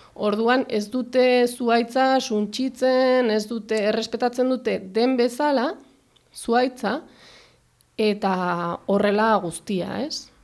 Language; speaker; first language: Basque; native; Basque